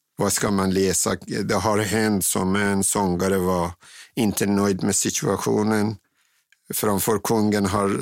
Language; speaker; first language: Swedish; non-native, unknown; Persian